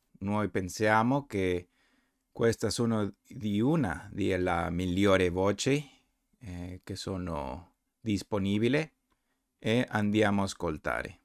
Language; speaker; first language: Italian; non-native, learner; Spanish